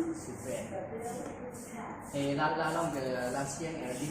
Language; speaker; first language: French; non-native, learner; Lao